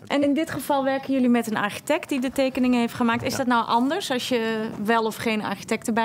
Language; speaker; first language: Dutch; native; Dutch